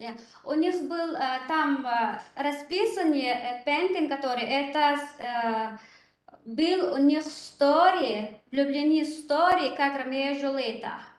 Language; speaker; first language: Russian; non-native, learner; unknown